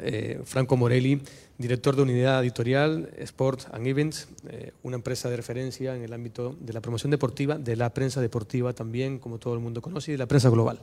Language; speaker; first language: Spanish; native; Spanish